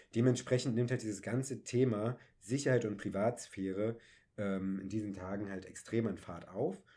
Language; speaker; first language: German; native; German